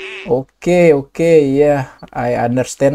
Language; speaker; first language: English; non-native, learner; Indonesian